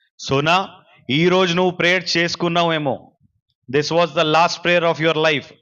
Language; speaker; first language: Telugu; non-native, local second language; Urdu